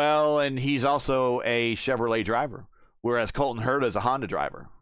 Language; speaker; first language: English; native; English